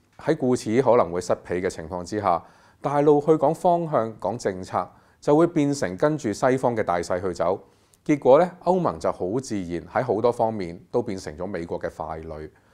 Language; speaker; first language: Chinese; non-native, local second language; Cantonese